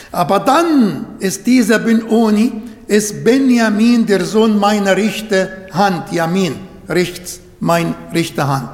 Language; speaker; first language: German; non-native, fluent; Arabic